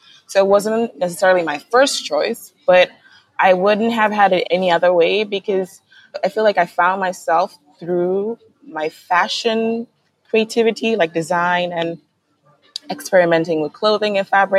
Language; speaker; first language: English; non-native, local second language; Akan